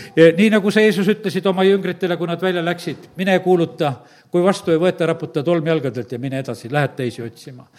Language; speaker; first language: Estonian; native; Estonian